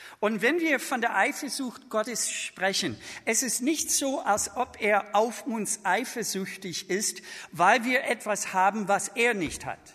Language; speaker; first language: German; non-native, fluent; English